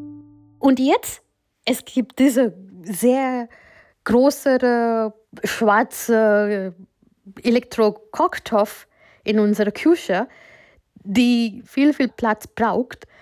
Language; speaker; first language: German; non-native, fluent; Gujarati